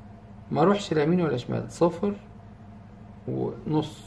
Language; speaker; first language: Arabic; native; Arabic